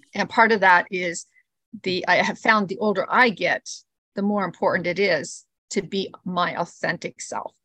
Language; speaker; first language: English; early bilingual, other home language; Spanish